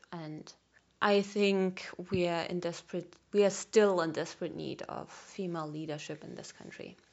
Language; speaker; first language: English; non-native, fluent; German